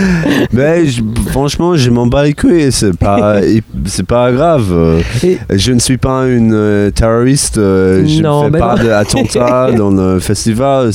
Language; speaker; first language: French; non-native, learner; English